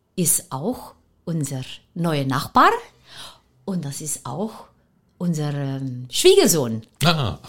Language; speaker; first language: German; non-native, fluent; Dutch